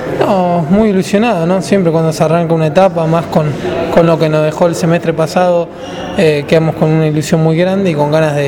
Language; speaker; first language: Spanish; native; Spanish